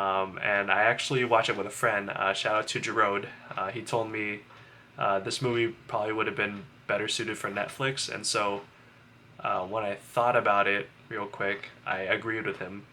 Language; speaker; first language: English; native; English